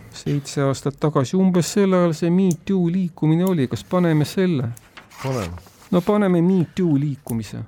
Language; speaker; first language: Estonian; native; Estonian